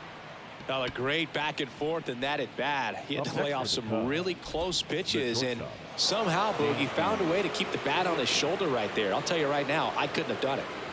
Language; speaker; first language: English; native; English